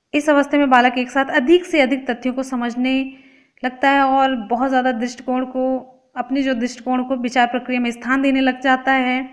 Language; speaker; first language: Hindi; native; Hindi